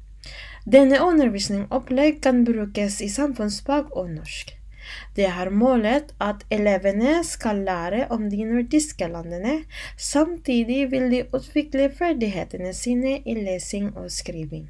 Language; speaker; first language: Norwegian; non-native, learner; Filipino